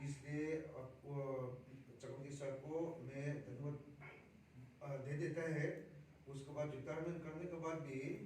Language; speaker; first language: Hindi; non-native, local second language; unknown